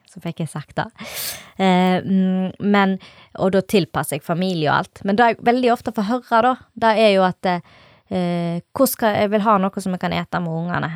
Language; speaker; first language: Norwegian; native; Norwegian